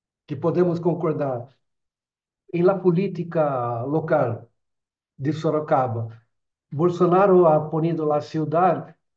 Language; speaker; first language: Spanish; non-native, fluent; Portuguese